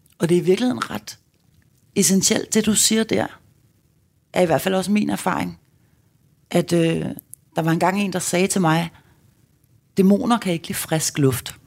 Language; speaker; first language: Danish; native; Danish